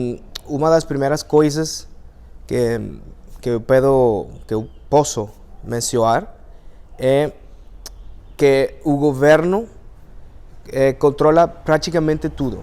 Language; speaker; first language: Portuguese; non-native, fluent; Spanish